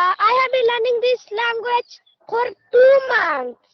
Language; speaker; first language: English; non-native, learner; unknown